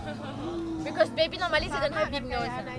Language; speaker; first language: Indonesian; non-native, learner; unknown